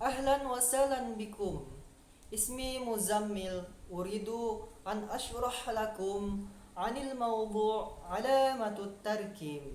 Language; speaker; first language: Arabic; non-native, learner; Indonesian